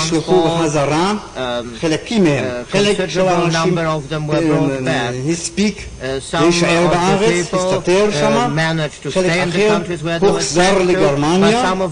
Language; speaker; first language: Hebrew; non-native, fluent; German